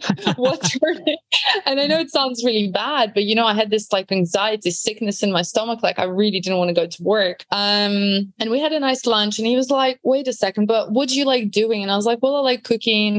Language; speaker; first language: English; non-native, fluent; Latvian